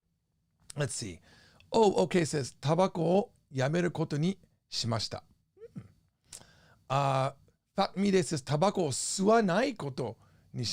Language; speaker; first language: Japanese; non-native, fluent; English